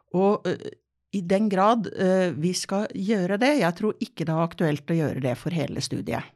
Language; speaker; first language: Norwegian; native; Norwegian